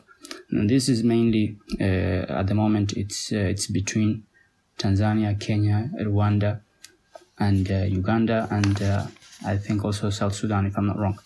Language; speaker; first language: English; non-native, local second language; Somali